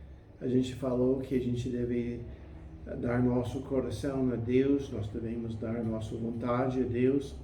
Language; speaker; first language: Portuguese; non-native, fluent; English